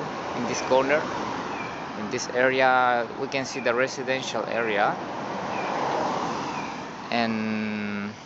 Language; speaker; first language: English; non-native, learner; Spanish